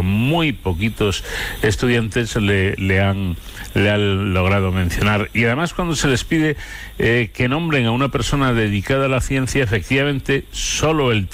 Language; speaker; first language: Spanish; native; Spanish